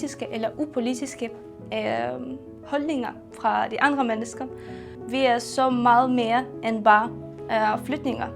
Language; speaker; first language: Danish; non-native, fluent; Ukrainian